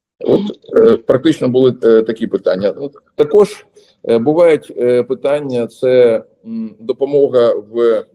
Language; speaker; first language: Ukrainian; non-native, local second language; Russian